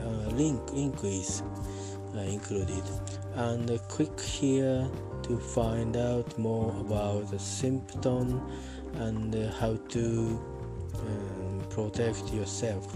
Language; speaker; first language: English; non-native, learner; Japanese